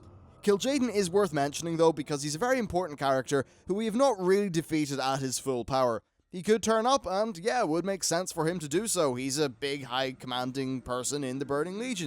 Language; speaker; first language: English; native; English